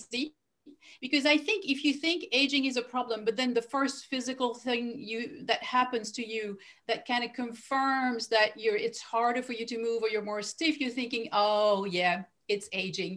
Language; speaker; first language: English; non-native, fluent; French